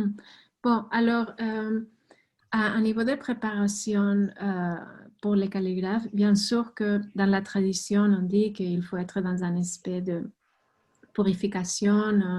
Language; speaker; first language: French; non-native, fluent; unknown